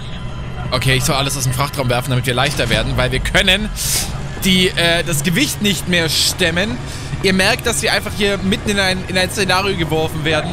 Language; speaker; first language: German; native; German